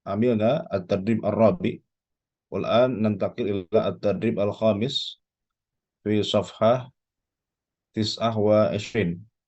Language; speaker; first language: Arabic; non-native, fluent; Indonesian